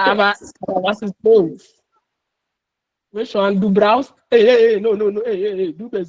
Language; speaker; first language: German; non-native, learner; Akan